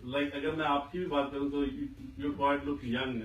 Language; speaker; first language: Hindi; non-native, local second language; Punjabi